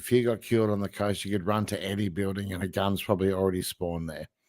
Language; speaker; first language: English; native; English